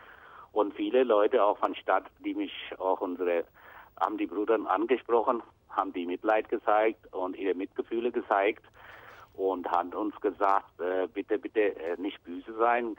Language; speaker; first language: German; non-native, fluent; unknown